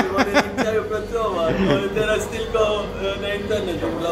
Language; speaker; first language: Polish; non-native, learner; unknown